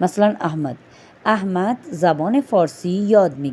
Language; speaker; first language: Persian; non-native, fluent; Urdu